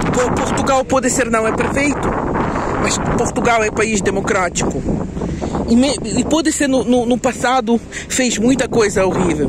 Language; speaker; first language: Portuguese; non-native, fluent; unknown